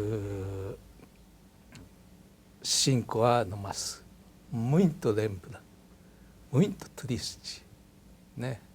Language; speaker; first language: Portuguese; non-native, learner; Japanese